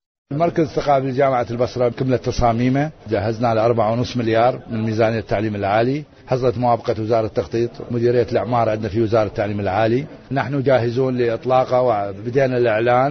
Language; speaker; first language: Arabic; native; Arabic